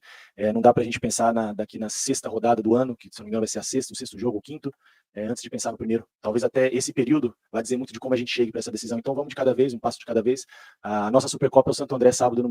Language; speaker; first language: Portuguese; native; Portuguese